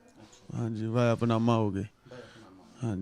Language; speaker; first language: Hindi; non-native, local second language; Punjabi